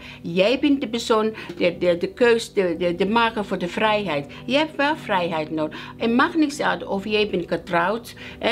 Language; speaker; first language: Dutch; non-native, learner; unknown